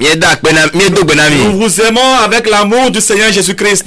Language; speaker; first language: French; non-native, local second language; Ewe